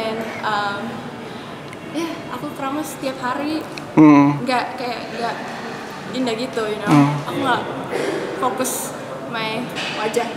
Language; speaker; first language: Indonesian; early bilingual, heritage; English